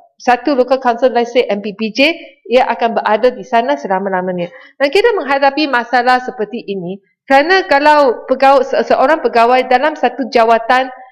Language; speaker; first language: Malay; non-native, local second language; Chinese